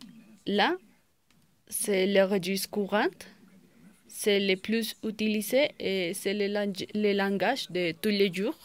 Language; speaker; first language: French; non-native, learner; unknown